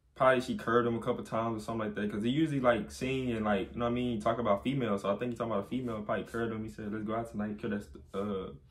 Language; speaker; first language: English; native; English